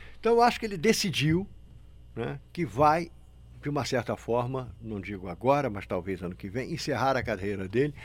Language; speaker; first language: Portuguese; native; Portuguese